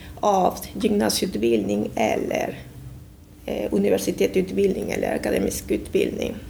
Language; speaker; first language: Swedish; non-native, fluent; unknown